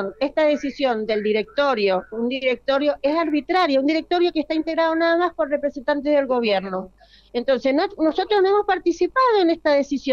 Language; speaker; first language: Spanish; native; Spanish